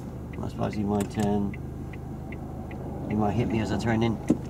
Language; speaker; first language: English; native; English